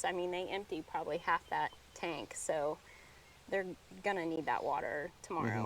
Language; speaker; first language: English; native; English